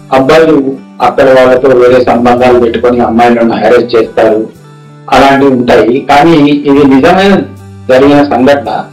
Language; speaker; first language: Telugu; early bilingual, heritage; Telugu